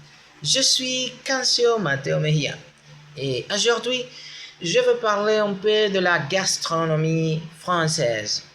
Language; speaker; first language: French; non-native, learner; Spanish